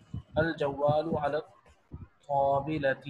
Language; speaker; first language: Arabic; non-native, fluent; Urdu